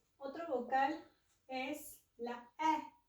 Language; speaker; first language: Spanish; non-native, local second language; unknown